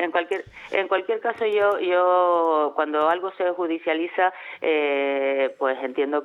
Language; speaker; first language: Spanish; native; Spanish